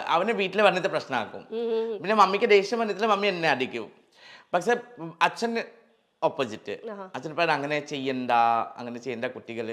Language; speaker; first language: Malayalam; non-native, learner; Assamese